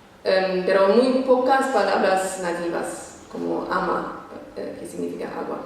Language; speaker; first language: Spanish; non-native, fluent; English